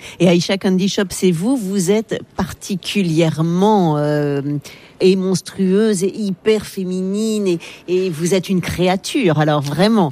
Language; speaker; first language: French; native; French